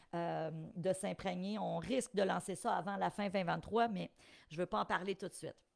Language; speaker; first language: French; native; French